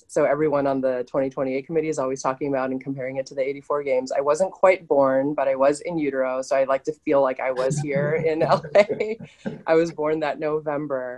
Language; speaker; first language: English; native; English